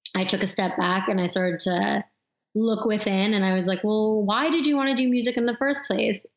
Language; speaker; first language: English; native; English